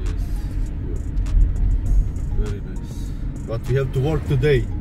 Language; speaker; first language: English; non-native, learner; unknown